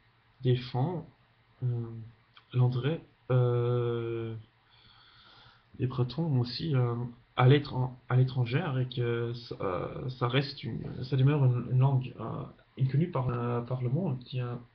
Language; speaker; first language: French; non-native, fluent; Dutch